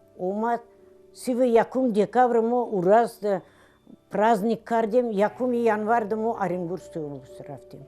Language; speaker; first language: Tajik; non-native, fluent; Russian